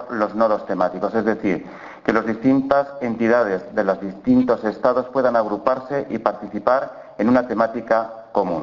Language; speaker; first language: Spanish; native; Spanish